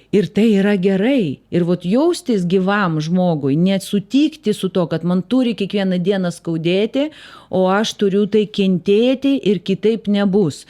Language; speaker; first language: Lithuanian; non-native, local second language; Russian